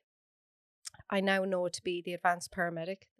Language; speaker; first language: English; native; English